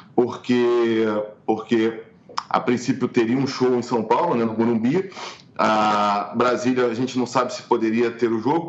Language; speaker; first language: Portuguese; native; Portuguese